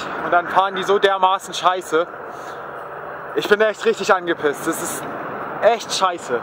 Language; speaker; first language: German; native; German